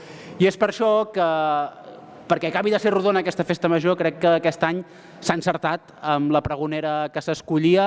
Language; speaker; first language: Catalan; native; Catalan